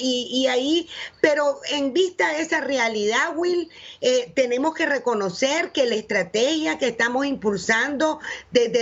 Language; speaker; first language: Spanish; native; Spanish